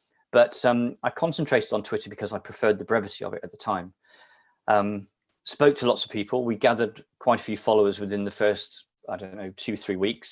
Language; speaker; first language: English; native; English